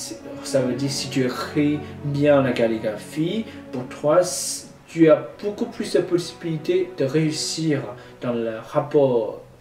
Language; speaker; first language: French; non-native, fluent; Chinese